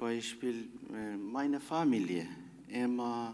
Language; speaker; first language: German; non-native, learner; Persian